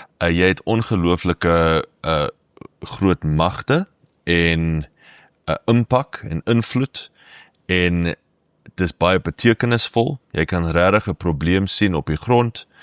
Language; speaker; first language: Afrikaans; non-native, local second language; English